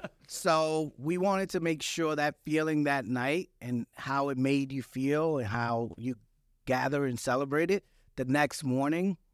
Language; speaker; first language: English; early bilingual, other home language; Spanish